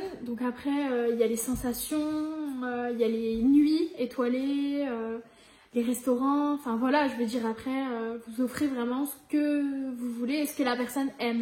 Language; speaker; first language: French; native; French